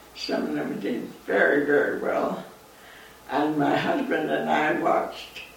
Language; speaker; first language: English; native; English